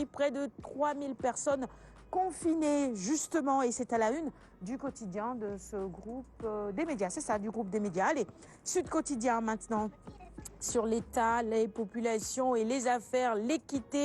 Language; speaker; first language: French; non-native, local second language; Wolof